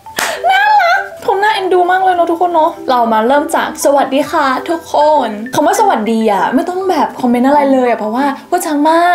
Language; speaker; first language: Thai; native; Thai